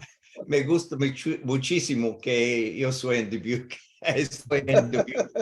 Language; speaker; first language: Spanish; non-native, learner; English